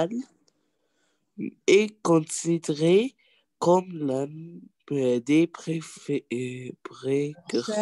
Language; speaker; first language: French; non-native, learner; Arabic